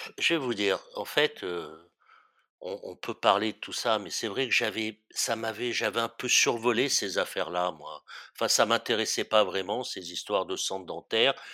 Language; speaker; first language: French; early bilingual, other home language; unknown